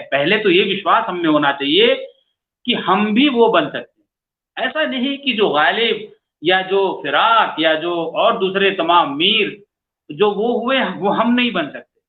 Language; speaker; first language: Hindi; native; Hindi